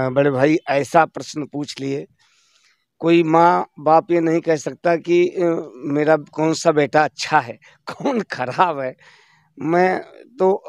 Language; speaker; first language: Hindi; native; Hindi